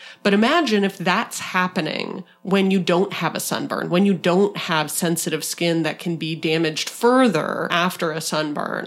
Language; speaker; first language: English; native; English